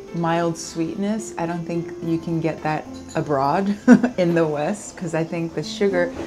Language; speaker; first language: English; early bilingual, other home language; Japanese